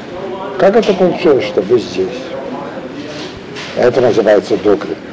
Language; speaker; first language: Russian; non-native, learner; Hebrew